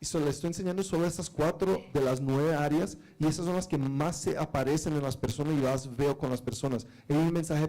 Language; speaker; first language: Spanish; native; Spanish